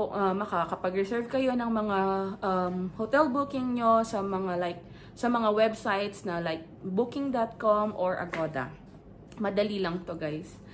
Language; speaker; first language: Filipino; native; Filipino